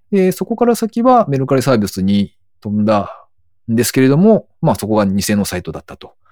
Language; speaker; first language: Japanese; native; Japanese